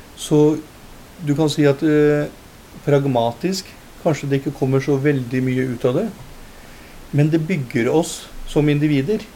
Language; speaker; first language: Norwegian; early bilingual, other home language; Punjabi